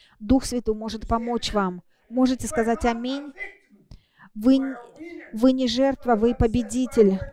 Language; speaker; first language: Russian; non-native, fluent; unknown